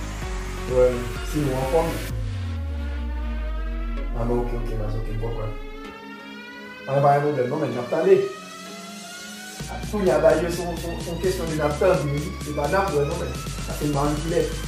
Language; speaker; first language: French; non-native, learner; Haitian Creole